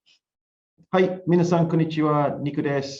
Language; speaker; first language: Japanese; non-native, learner; English